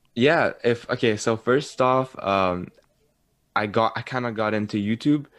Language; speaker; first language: English; early bilingual, other home language; Arabic